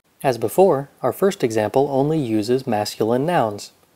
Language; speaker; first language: English; native; English